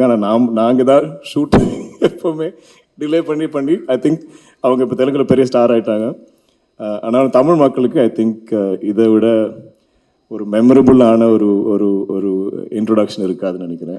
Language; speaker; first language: Tamil; non-native, local second language; Malayalam